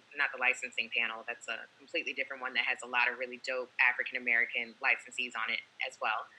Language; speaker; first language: English; native; English